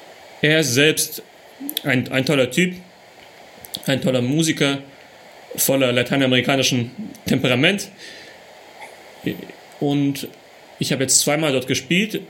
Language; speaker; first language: German; early bilingual, other home language; Russian